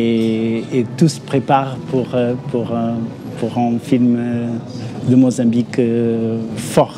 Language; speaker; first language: French; non-native, fluent; Portuguese